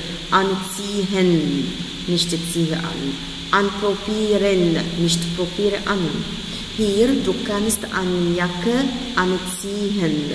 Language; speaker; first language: German; non-native, fluent; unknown